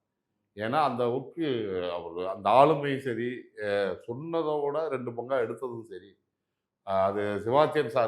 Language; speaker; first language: Tamil; native; Tamil